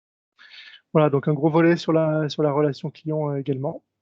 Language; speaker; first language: French; native; French